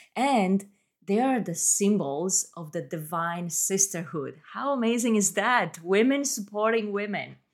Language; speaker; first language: English; non-native, fluent; Romanian